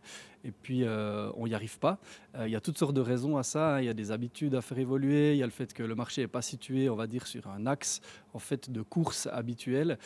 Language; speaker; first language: French; native; French